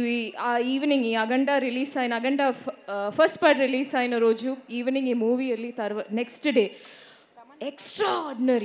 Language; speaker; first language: Telugu; non-native, learner; Malayalam